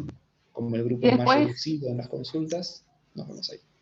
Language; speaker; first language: Spanish; native; Spanish